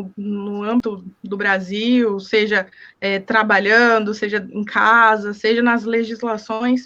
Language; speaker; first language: Portuguese; native; Portuguese